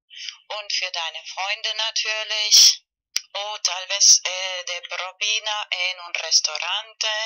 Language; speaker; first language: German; non-native, fluent; Spanish